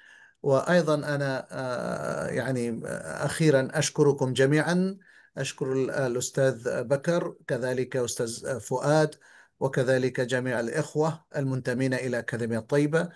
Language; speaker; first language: Arabic; non-native, fluent; Bangla